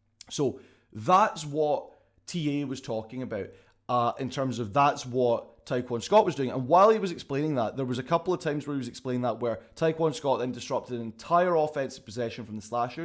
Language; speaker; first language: English; native; English